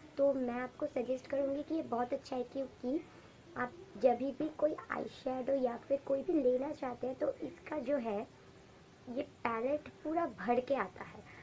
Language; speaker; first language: Hindi; non-native, local second language; Bangla